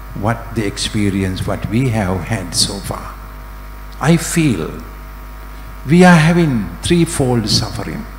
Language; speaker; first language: English; non-native, local second language; Sinhala